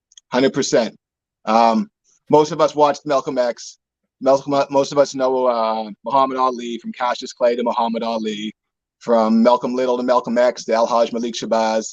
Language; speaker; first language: English; native; English